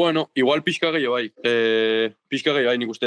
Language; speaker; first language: Basque; native; Basque